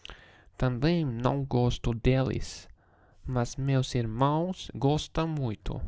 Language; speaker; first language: Portuguese; non-native, learner; English